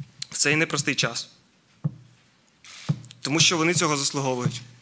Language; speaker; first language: Ukrainian; native; Ukrainian